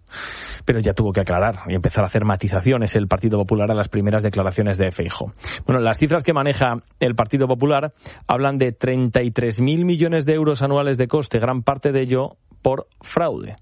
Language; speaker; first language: Spanish; native; Spanish